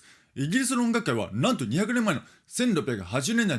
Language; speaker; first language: Japanese; native; Japanese